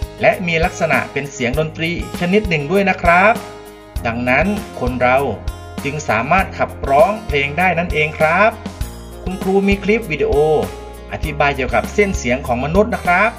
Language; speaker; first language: Thai; native; Thai